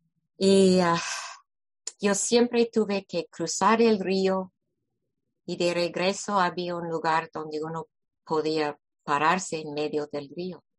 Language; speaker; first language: Spanish; non-native, fluent; English